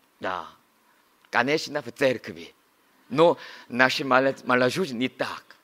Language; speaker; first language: Russian; non-native, learner; Korean